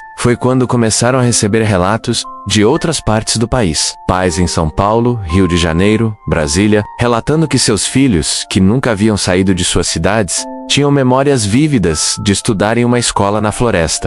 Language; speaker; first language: Portuguese; native; Portuguese